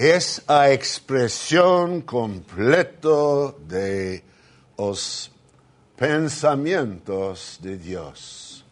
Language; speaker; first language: Spanish; non-native, fluent; English